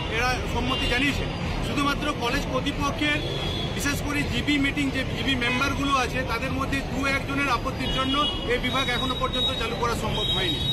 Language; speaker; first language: Bangla; non-native, local second language; Santali